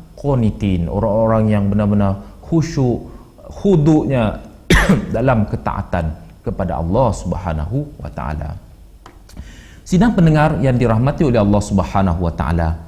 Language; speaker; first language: Malay; native; Malay